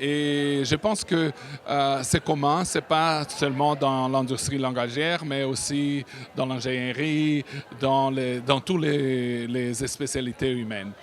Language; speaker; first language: French; non-native, fluent; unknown